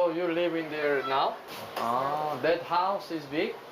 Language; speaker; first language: English; non-native, learner; Korean